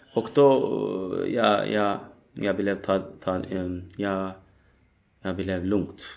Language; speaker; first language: Swedish; non-native, fluent; Turkish